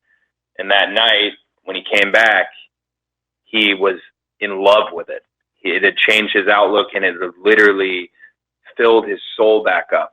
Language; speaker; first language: English; native; English